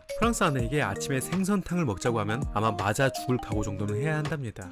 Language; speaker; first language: Korean; native; Korean